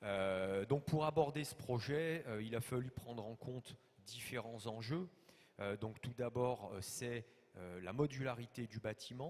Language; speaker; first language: French; native; French